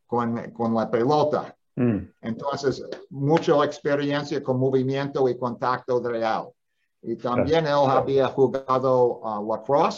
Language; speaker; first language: Spanish; non-native, fluent; English